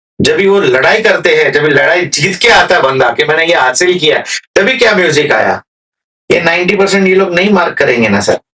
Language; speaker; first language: Hindi; non-native, local second language; Gujarati